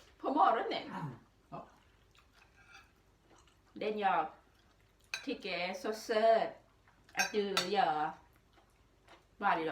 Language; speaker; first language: Swedish; non-native, learner; Thai